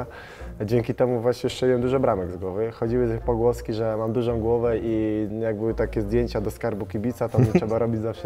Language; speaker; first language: Polish; native; Polish